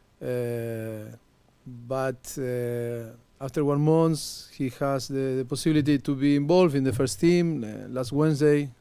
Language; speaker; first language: English; non-native, fluent; Spanish